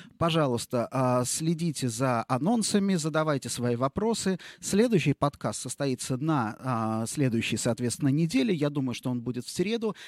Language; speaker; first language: Russian; native; Russian